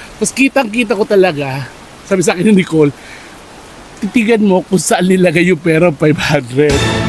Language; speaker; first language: Filipino; native; Filipino